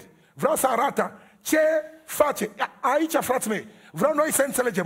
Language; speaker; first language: Romanian; non-native, learner; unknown